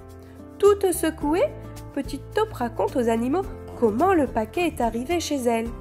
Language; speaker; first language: French; native; French